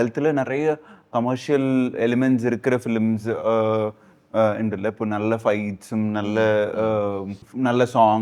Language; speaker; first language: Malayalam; non-native, learner; Tamil